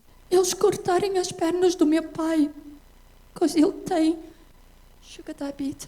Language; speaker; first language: Portuguese; early bilingual, heritage; English